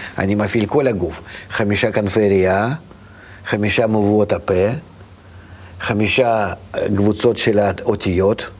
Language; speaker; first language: Hebrew; non-native, fluent; Russian